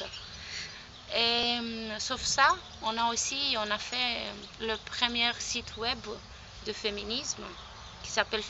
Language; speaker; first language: French; non-native, fluent; Romanian